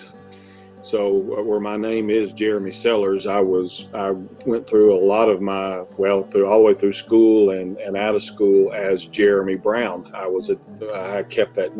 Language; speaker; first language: English; native; English